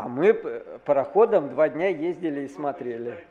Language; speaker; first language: Russian; native; Russian